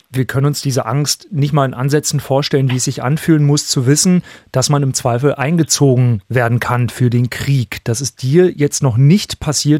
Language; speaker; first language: German; native; German